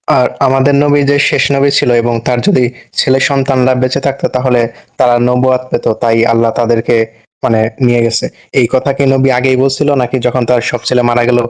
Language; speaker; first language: Bangla; native; Bangla